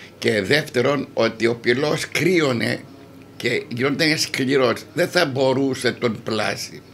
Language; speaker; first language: Greek; native; Greek